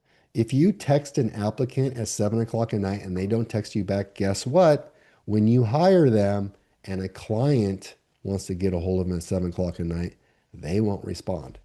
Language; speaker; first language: English; native; English